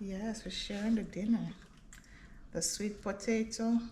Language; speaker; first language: English; non-native, local second language; Jamaican Creole English